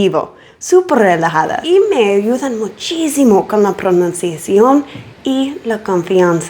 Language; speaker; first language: Spanish; non-native, learner; English